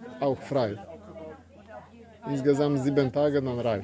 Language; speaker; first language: German; non-native, learner; Polish